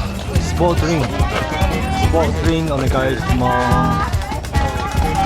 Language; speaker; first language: Japanese; non-native, learner; Chinese